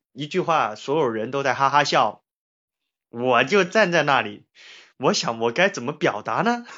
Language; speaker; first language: Chinese; native; Chinese